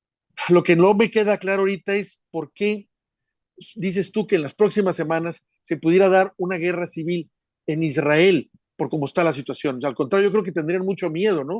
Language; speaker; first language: Spanish; native; Spanish